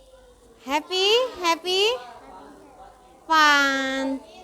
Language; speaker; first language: English; non-native, fluent; Indonesian